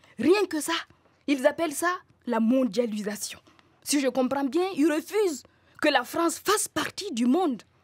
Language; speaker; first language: French; non-native, local second language; Mossi